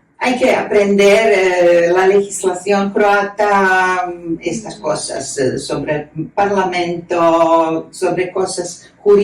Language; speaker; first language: Spanish; non-native, fluent; Croatian